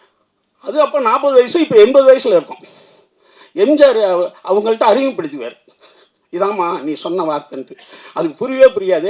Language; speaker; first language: Tamil; native; Tamil